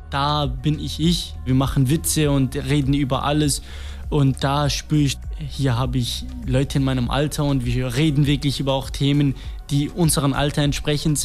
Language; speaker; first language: German; non-native, fluent; Kurdish